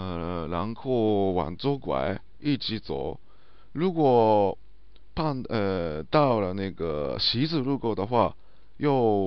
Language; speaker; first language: Chinese; non-native, learner; Japanese